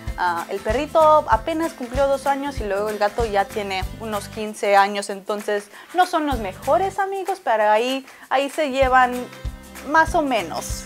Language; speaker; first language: Spanish; early bilingual, heritage; Spanish